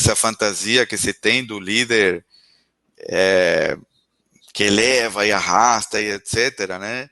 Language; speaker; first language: Portuguese; non-native, fluent; Spanish